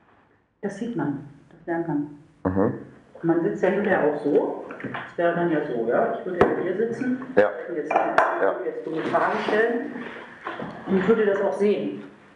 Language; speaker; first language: German; native; German